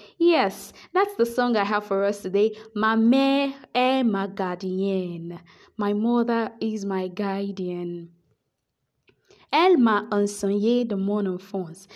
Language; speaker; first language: English; non-native, local second language; Yoruba